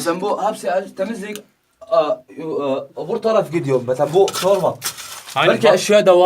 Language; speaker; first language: Turkish; non-native, learner; Arabic